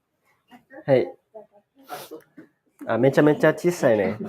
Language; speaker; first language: Japanese; non-native, learner; Malay